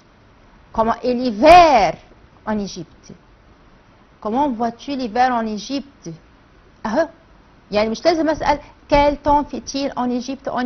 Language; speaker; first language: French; non-native, fluent; Arabic